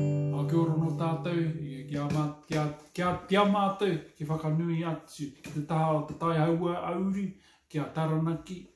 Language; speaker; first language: Māori; non-native, local second language; English